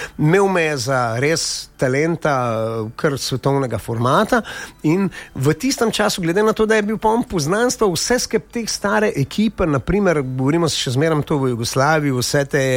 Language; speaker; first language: Slovenian; native; Slovenian